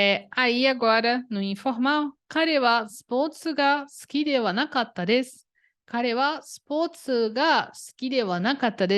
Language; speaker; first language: Japanese; non-native, fluent; Portuguese